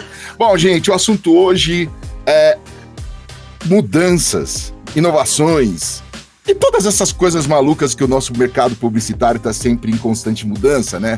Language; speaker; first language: Portuguese; native; Portuguese